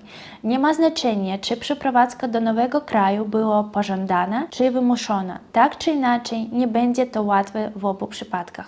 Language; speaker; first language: Polish; non-native, fluent; Russian